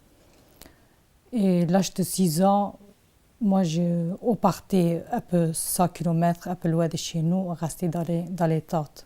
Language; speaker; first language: French; non-native, learner; Turkish